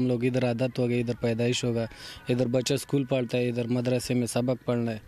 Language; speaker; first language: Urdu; non-native, learner; Pashto